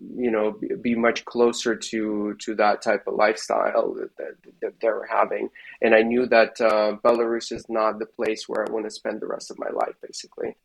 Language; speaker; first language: English; non-native, fluent; Russian